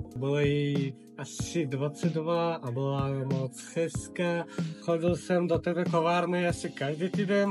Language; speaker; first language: Czech; non-native, fluent; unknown